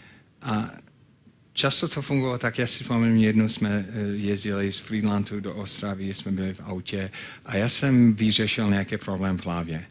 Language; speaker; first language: Czech; non-native, fluent; English